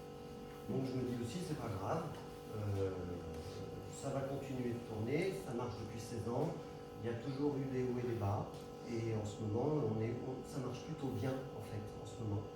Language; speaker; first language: French; native; French